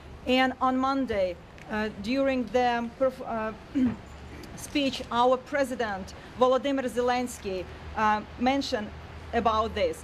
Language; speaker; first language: English; non-native, fluent; Ukrainian